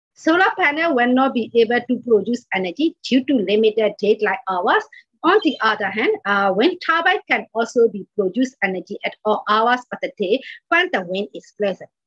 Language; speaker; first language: English; non-native, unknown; Burmese